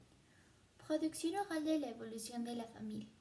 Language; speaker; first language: French; non-native, learner; Spanish